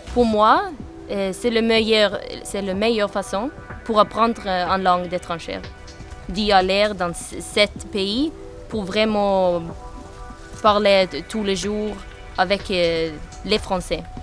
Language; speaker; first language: French; non-native, fluent; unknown